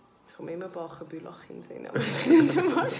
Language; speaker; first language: German; native; German